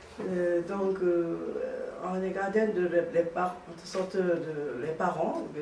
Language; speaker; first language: French; non-native, learner; Japanese